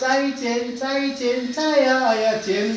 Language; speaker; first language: Chinese; non-native, learner; Nepali